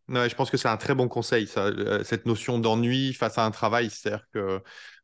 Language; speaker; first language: French; native; French